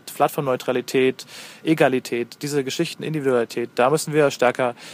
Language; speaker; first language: German; native; German